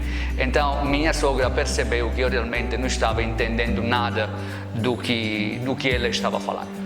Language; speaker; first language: Portuguese; non-native, fluent; Italian